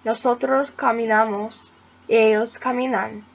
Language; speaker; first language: Spanish; non-native, learner; English